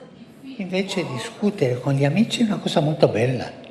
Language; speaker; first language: Italian; non-native, fluent; Spanish